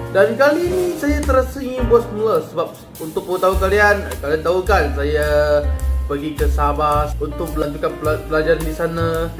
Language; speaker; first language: Malay; non-native, local second language; Chinese